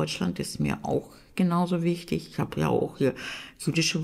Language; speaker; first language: German; non-native, fluent; Russian